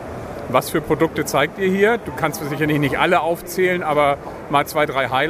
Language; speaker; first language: German; native; German